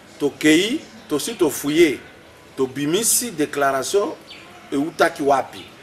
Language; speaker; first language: Lingala; non-native, local second language; Swahili